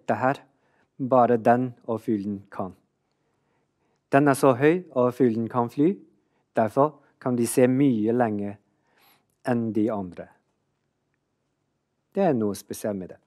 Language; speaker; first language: Norwegian; non-native, fluent; Chinese